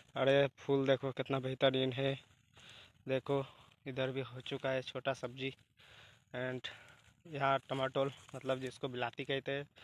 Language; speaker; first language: Hindi; native; Hindi